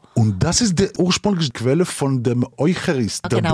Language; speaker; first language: German; non-native, learner; Hebrew